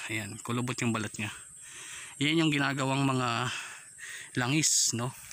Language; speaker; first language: Filipino; non-native, local second language; Waray